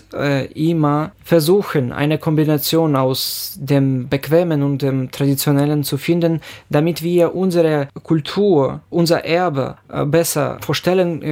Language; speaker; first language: German; non-native, fluent; Ukrainian